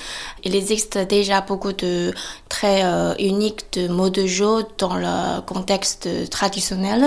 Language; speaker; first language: French; non-native, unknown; Chinese